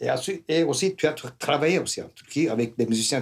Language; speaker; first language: French; non-native, fluent; Turkish